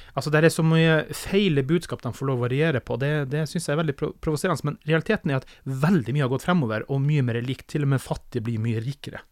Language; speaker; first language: Norwegian; native; Norwegian